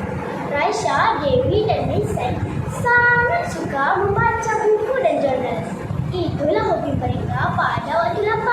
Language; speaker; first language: Malay; native; Malay